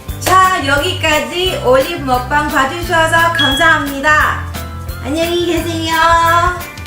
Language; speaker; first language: Korean; non-native, learner; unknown